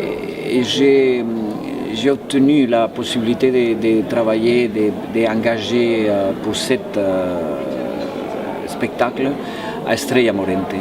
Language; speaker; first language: French; non-native, fluent; Spanish